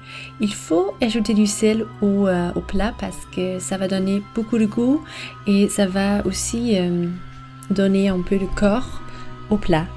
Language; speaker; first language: French; non-native, fluent; Danish